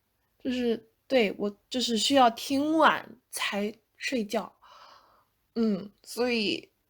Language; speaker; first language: Chinese; non-native, fluent; English